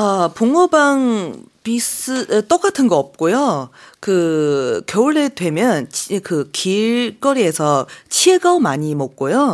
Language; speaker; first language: Korean; non-native, fluent; Chinese